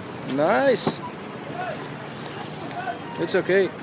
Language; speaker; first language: English; non-native, learner; French